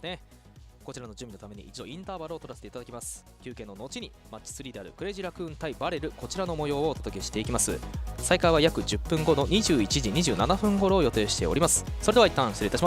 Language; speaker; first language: Japanese; native; Japanese